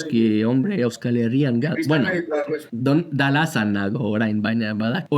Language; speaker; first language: Basque; non-native, learner; English